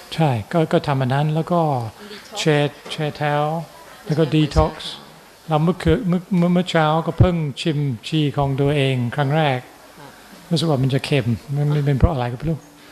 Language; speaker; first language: Thai; non-native, fluent; English